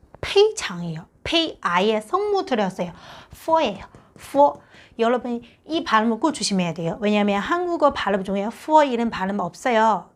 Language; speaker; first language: Korean; non-native, fluent; Chinese